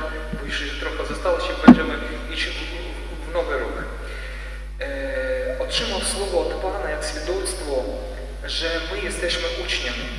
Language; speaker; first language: Polish; non-native, learner; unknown